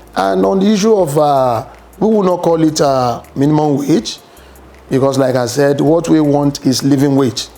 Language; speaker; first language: English; non-native, local second language; Yoruba